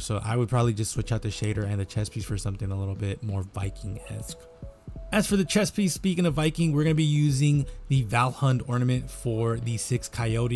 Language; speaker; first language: English; native; English